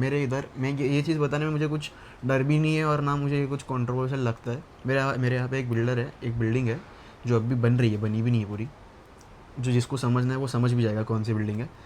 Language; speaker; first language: Hindi; non-native, local second language; Marathi